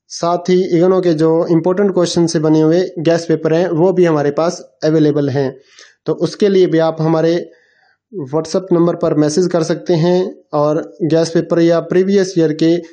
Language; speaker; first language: Hindi; native; Hindi